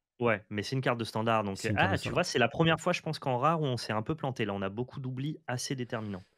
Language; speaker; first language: French; native; French